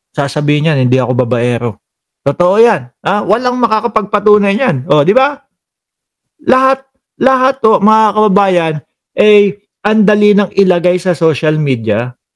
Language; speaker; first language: Filipino; non-native, local second language; Cebuano